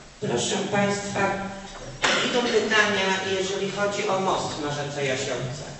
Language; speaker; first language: Polish; native; Polish